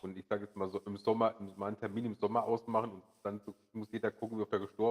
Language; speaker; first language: German; native; German